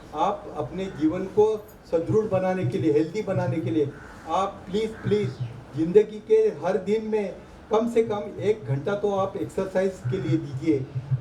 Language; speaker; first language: Hindi; non-native, local second language; Marathi